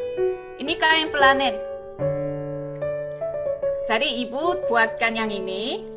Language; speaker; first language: Indonesian; non-native, fluent; Korean